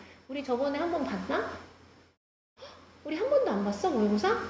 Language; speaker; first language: Korean; native; Korean